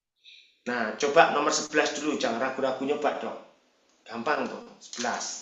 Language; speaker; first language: Indonesian; native; Indonesian